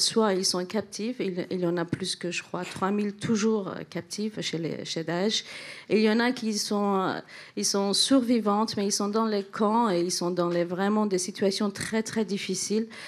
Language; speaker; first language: French; non-native, fluent; Central Kurdish